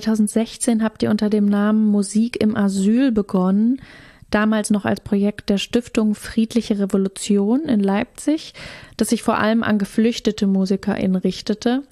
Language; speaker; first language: German; native; German